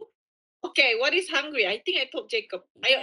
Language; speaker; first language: English; non-native, fluent; Indonesian